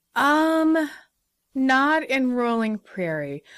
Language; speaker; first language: English; native; English